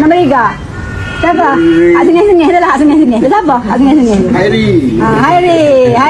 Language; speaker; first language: Malay; native; Malay